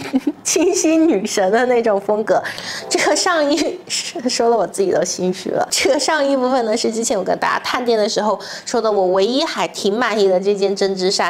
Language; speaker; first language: Chinese; native; Chinese